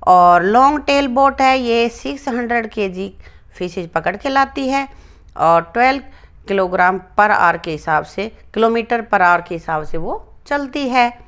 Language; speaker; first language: Hindi; native; Hindi